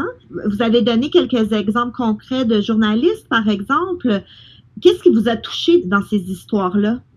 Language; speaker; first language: French; native; French